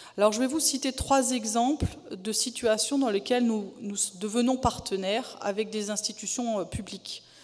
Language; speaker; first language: French; native; French